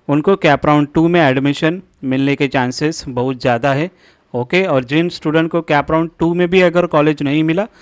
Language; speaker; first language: Hindi; non-native, local second language; Marathi